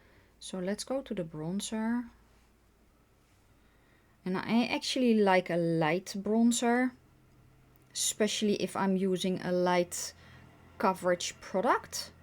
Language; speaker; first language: English; non-native, fluent; Dutch